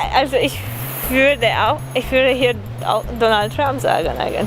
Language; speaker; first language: German; non-native, fluent; Romanian